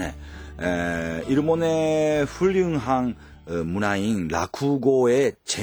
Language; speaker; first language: Korean; early bilingual, heritage; Japanese